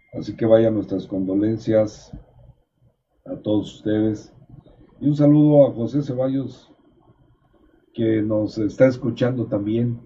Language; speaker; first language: Spanish; native; Spanish